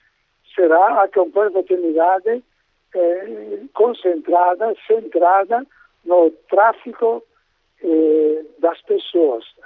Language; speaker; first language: Portuguese; non-native, fluent; Italian